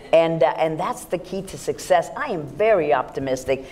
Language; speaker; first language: English; early bilingual, other home language; Spanish